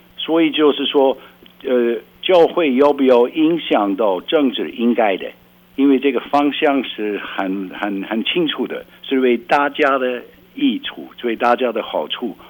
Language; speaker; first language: Chinese; non-native, fluent; Dutch